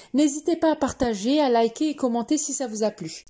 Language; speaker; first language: French; non-native, local second language; Arabic